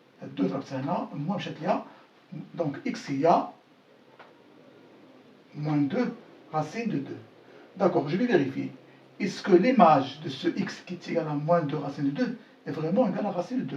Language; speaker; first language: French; non-native, local second language; Arabic